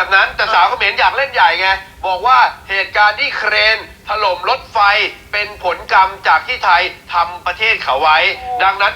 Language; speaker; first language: Thai; native; Thai